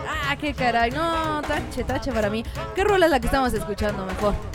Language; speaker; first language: Spanish; native; Spanish